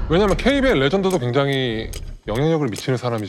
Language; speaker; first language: Korean; native; Korean